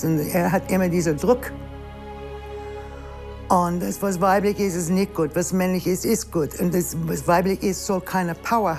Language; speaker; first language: German; non-native, learner; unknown